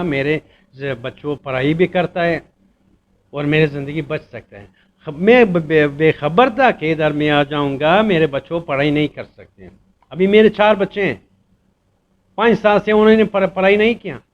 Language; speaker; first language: Hindi; non-native, fluent; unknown